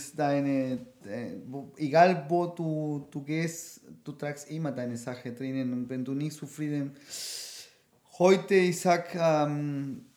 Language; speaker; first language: German; non-native, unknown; Spanish